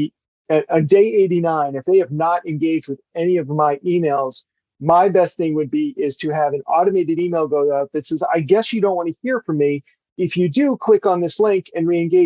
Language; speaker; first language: English; native; English